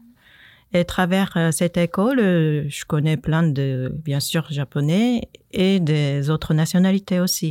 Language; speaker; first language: French; non-native, fluent; Japanese